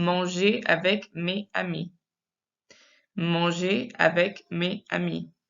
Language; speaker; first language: French; non-native, fluent; English